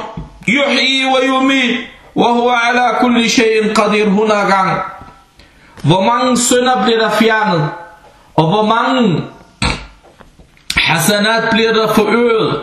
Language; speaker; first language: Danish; non-native, fluent; Arabic